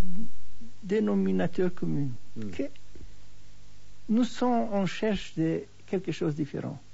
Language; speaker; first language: French; non-native, fluent; Hebrew